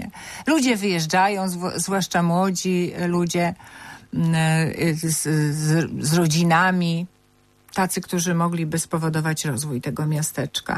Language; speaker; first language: Polish; native; Polish